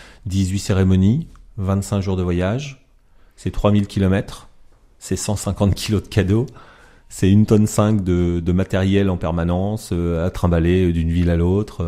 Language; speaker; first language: French; native; French